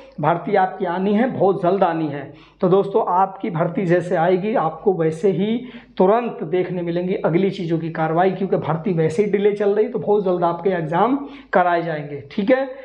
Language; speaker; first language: Hindi; native; Hindi